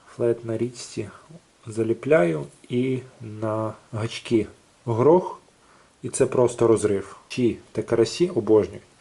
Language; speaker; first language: Ukrainian; native; Ukrainian